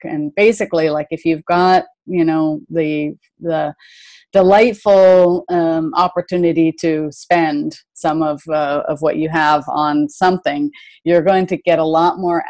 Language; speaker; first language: English; native; English